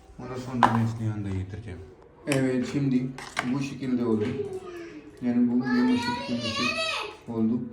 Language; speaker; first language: Turkish; non-native, learner; Urdu